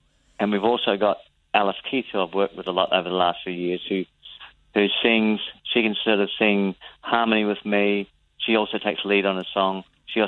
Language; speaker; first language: English; native; English